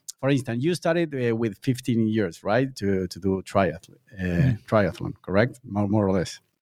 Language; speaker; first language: English; non-native, fluent; Spanish